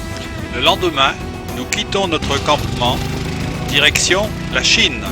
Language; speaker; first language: French; native; French